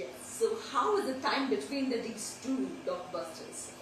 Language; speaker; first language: English; non-native, local second language; Hindi